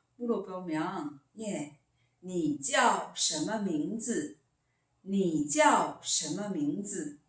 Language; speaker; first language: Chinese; non-native, fluent; Korean